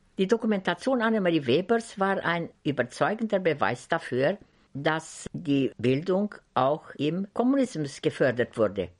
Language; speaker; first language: German; native; German